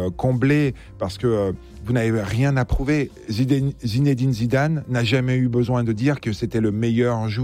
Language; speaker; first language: French; native; French